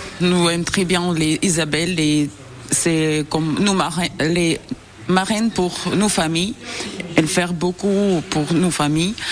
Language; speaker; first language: French; non-native, learner; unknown